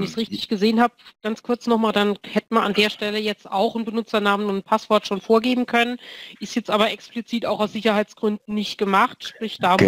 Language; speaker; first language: German; native; German